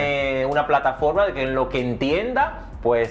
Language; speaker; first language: Spanish; native; Spanish